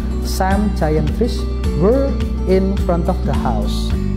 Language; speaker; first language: English; non-native, fluent; Indonesian